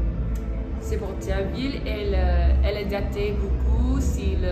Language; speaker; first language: French; non-native, learner; English